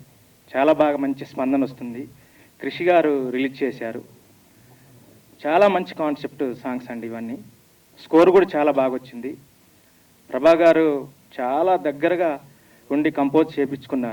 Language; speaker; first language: Telugu; native; Telugu